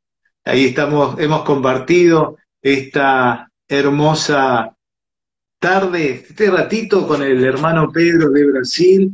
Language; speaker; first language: Spanish; native; Spanish